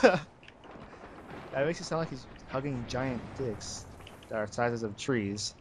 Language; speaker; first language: English; native; English